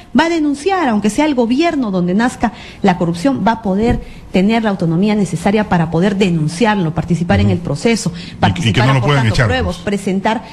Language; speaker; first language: Spanish; native; Spanish